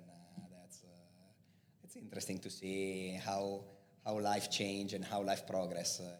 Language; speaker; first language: English; non-native, fluent; Italian